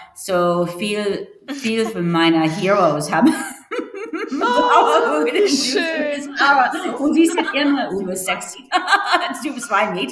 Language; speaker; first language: German; non-native, learner; English